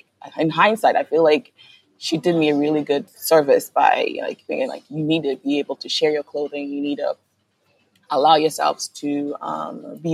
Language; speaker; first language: English; non-native, local second language; Akan